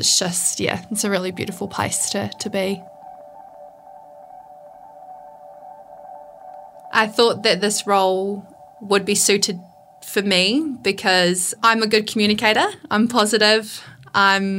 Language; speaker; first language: English; native; English